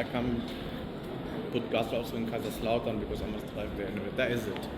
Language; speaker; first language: English; non-native, learner; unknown